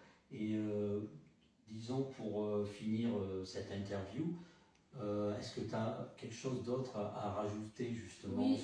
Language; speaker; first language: French; native; French